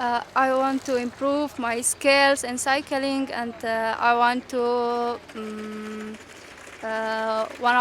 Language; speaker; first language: English; non-native, learner; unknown